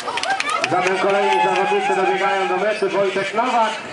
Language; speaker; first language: Polish; native; Polish